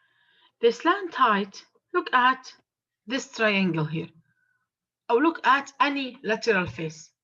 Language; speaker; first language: English; non-native, fluent; Arabic